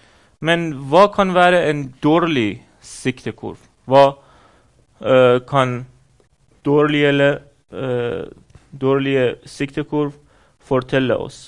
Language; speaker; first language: Norwegian; non-native, fluent; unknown